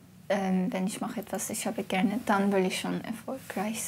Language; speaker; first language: German; early bilingual, heritage; Turkish